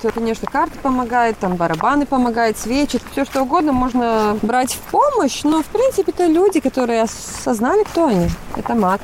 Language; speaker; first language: Russian; non-native, local second language; Latvian